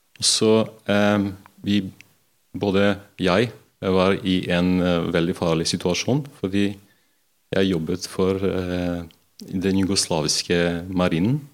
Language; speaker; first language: Norwegian; non-native, fluent; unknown